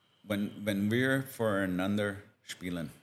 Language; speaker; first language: German; non-native, learner; English